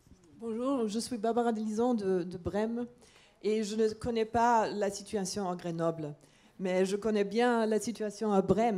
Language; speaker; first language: French; non-native, fluent; German